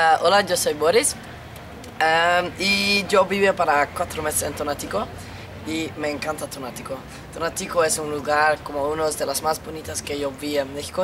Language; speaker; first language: Spanish; non-native, learner; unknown